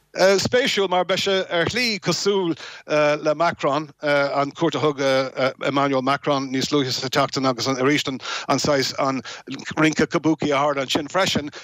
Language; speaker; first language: Irish; non-native, local second language; English